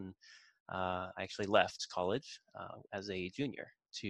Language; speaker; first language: English; native; English